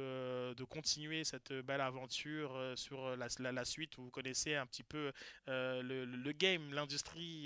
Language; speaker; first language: French; native; French